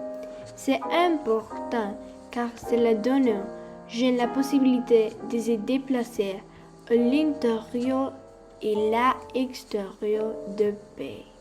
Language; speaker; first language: French; non-native, learner; Spanish